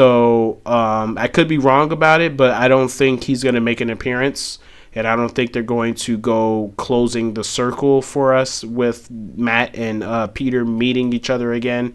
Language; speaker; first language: English; native; English